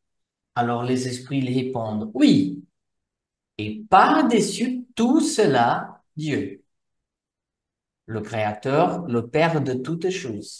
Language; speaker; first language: French; non-native, fluent; Portuguese